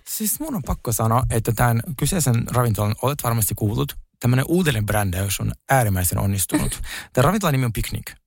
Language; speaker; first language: Finnish; non-native, fluent; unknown